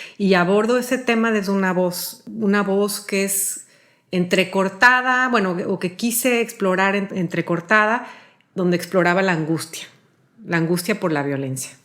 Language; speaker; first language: Spanish; early bilingual, heritage; Spanish